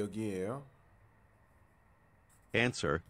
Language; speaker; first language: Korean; non-native, learner; English